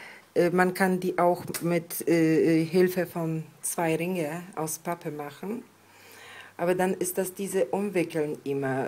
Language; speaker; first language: German; non-native, fluent; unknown